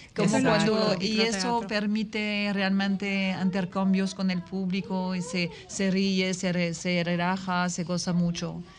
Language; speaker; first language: Spanish; non-native, fluent; French